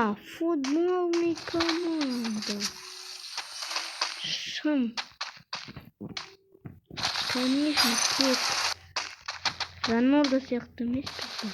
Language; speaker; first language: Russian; non-native, local second language; Kazakh